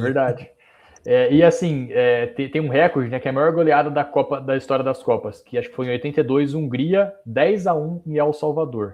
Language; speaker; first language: Portuguese; native; Portuguese